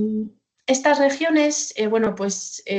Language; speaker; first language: Spanish; native; Spanish